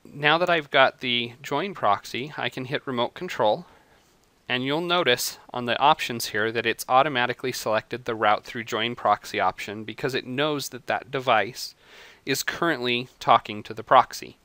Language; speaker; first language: English; native; English